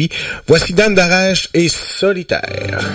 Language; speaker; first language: French; native; French